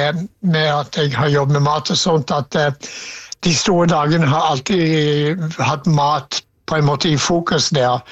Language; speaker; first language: Norwegian; non-native, fluent; English